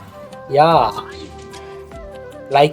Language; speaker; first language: English; non-native, fluent; Bangla